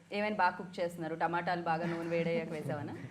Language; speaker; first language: Telugu; native; Telugu